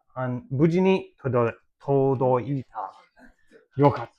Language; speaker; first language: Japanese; non-native, learner; English